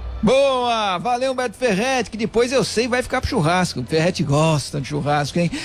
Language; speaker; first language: Portuguese; native; Portuguese